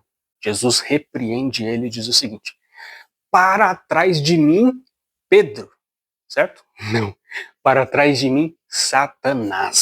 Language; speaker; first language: Portuguese; native; Portuguese